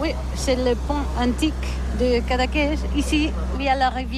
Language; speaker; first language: French; non-native, learner; Catalan